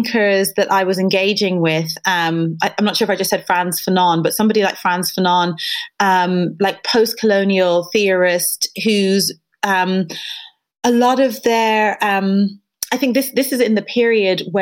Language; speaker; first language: English; native; English